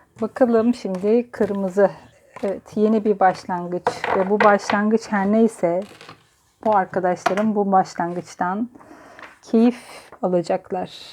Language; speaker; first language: Turkish; native; Turkish